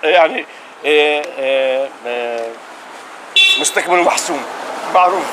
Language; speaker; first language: Arabic; native; Arabic